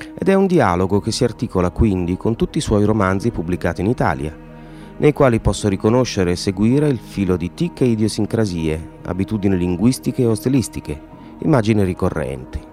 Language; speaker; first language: Italian; native; Italian